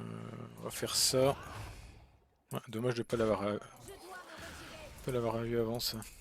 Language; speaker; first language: French; native; French